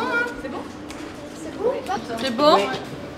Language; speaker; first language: French; native; French